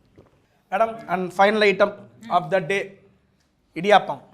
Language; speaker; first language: Telugu; native; Telugu